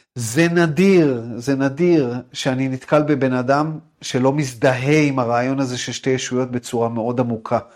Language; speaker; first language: Hebrew; native; Hebrew